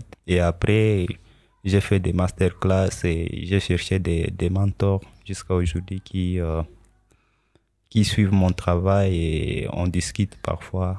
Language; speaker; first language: French; non-native, local second language; Swahili